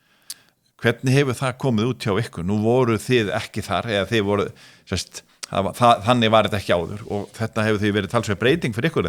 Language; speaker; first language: Icelandic; native; Icelandic